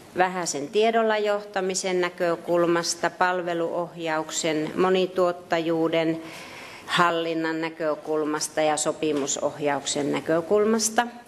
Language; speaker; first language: Finnish; native; Finnish